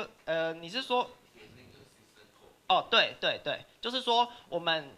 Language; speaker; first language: Chinese; native; Chinese